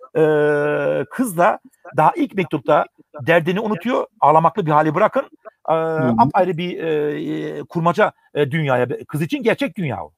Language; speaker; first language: Turkish; early bilingual, heritage; Turkish